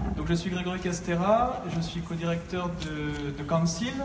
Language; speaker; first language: French; native; French